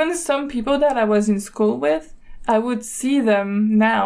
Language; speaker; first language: English; non-native, fluent; French